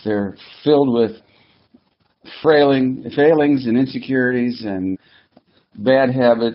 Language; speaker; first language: English; native; English